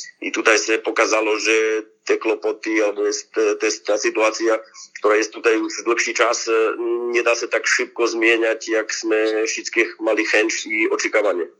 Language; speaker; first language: Polish; non-native, learner; Slovak